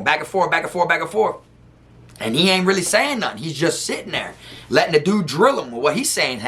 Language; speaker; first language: English; native; English